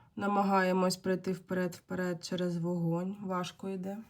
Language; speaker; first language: Ukrainian; non-native, local second language; Russian